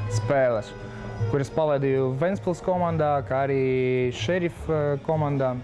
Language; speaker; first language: Latvian; non-native, local second language; Russian